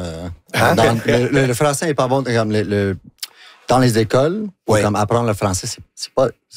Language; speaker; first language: French; non-native, local second language; English